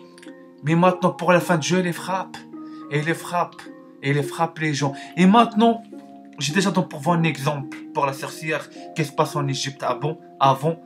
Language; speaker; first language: French; non-native, learner; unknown